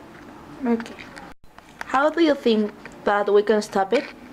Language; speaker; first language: English; non-native, learner; Spanish